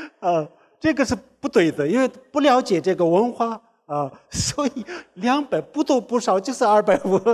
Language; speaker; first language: Chinese; non-native, local second language; Tibetan